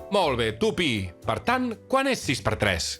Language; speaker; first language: Catalan; native; Catalan